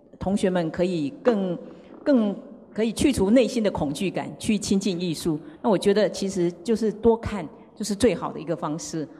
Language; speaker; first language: Chinese; native; Chinese